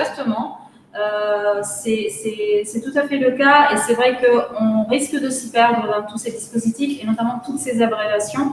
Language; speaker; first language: French; native; French